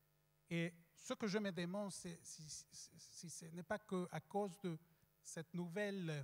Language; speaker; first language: French; non-native, fluent; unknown